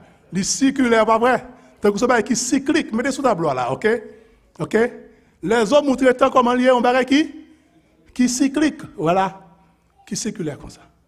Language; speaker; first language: French; native; French